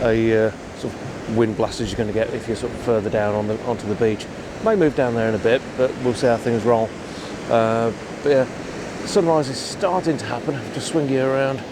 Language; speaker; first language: English; native; English